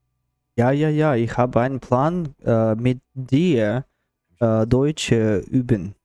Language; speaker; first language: German; non-native, learner; Russian